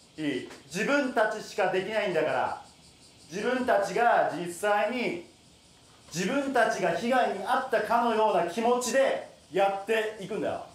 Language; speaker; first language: Japanese; native; Japanese